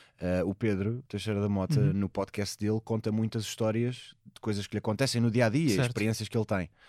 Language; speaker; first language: Portuguese; native; Portuguese